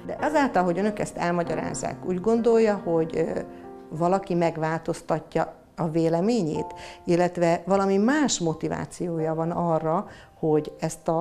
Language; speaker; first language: Hungarian; native; Hungarian